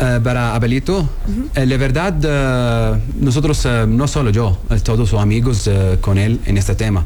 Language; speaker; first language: Spanish; non-native, learner; Arabic